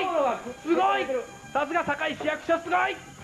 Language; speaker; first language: Japanese; native; Japanese